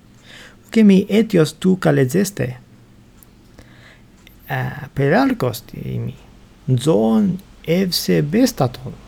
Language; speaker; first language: Greek; non-native, learner; English